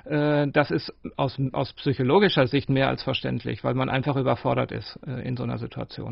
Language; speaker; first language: German; native; German